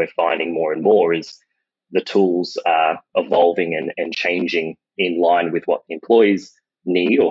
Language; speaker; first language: English; native; English